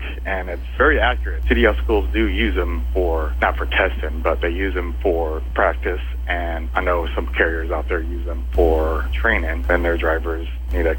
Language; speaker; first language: English; native; English